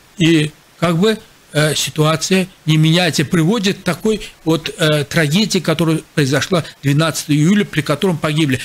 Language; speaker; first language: Russian; non-native, local second language; Azerbaijani